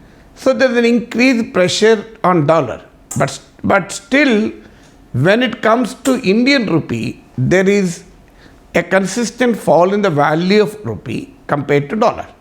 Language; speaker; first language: English; non-native, local second language; Telugu